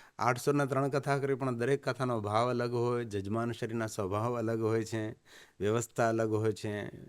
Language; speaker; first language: Gujarati; native; Gujarati